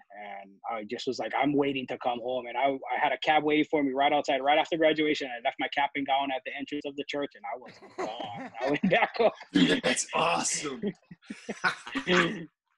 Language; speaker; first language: English; native; English